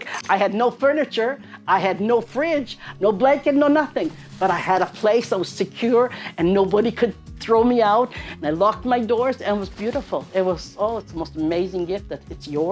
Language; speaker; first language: English; native; English